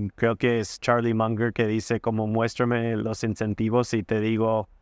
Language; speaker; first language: Spanish; non-native, fluent; English